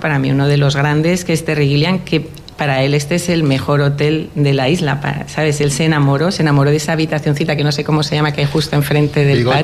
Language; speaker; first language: Spanish; native; Spanish